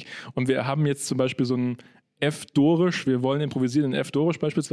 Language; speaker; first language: German; native; German